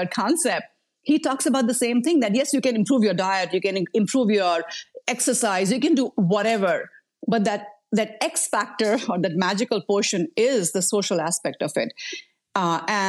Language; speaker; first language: English; non-native, local second language; Hindi